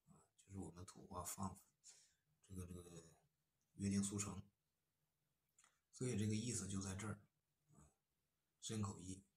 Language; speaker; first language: Chinese; native; Chinese